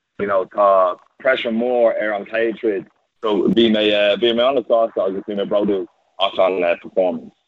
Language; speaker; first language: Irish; non-native, local second language; English